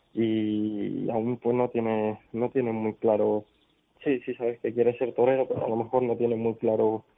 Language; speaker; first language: Spanish; native; Spanish